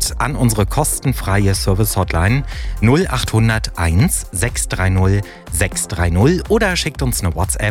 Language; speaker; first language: German; native; German